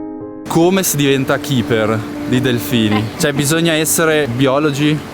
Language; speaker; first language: Italian; native; Italian